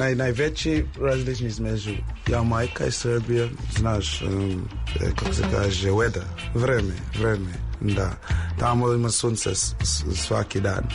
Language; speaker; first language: Serbian; non-native, learner; English